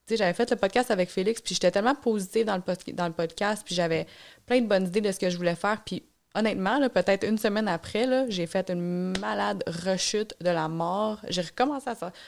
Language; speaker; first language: French; native; French